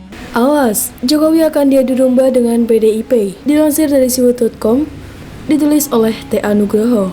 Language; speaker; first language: Indonesian; native; Indonesian